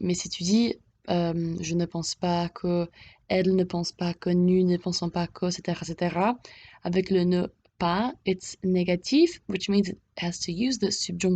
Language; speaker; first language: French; non-native, fluent; English